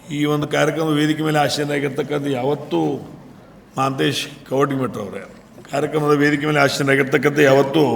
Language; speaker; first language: Kannada; native; Kannada